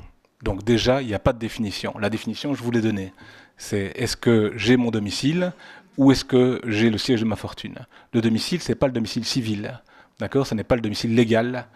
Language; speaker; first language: French; native; French